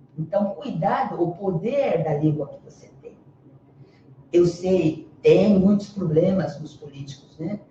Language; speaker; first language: Portuguese; early bilingual, other home language; Korean